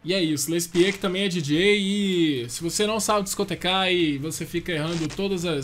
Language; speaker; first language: Portuguese; native; Portuguese